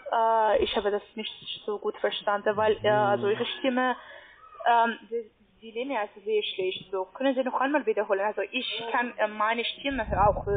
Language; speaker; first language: German; non-native, learner; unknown